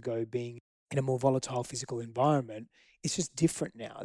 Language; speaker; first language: English; early bilingual, other home language; Greek